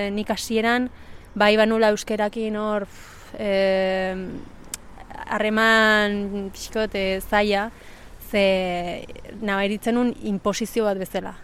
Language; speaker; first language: Basque; early bilingual, other home language; Spanish